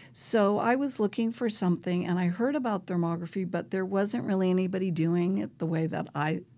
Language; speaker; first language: English; native; English